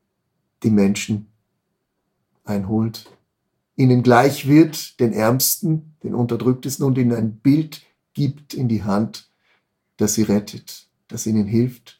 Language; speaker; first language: German; native; German